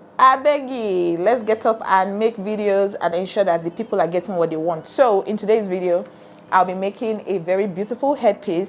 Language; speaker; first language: English; native; English